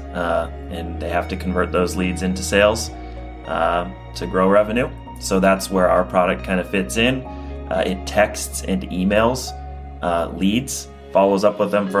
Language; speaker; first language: English; native; English